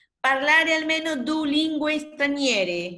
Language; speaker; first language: Italian; non-native, learner; Spanish